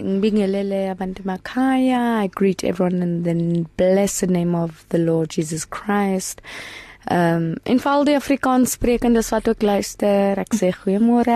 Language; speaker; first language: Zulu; non-native, local second language; Afrikaans